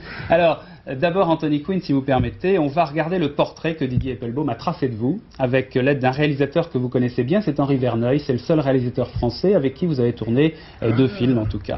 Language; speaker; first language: French; native; French